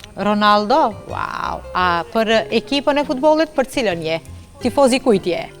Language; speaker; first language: Albanian; native; Albanian